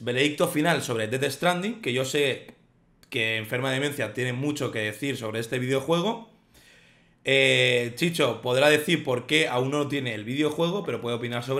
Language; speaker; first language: Spanish; native; Spanish